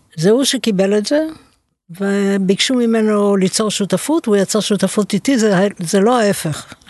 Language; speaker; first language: Hebrew; native; Hebrew